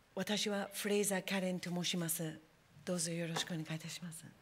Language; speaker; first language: Japanese; non-native, fluent; English